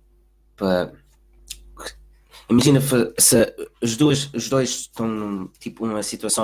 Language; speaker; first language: Portuguese; early bilingual, heritage; Portuguese